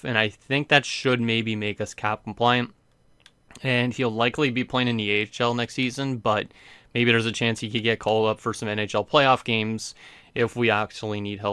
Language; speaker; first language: English; native; English